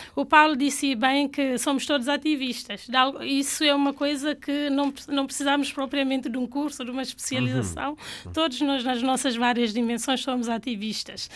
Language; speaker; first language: Portuguese; non-native, fluent; Fula